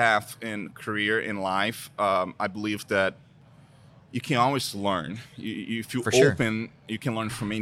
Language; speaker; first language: English; non-native, fluent; Portuguese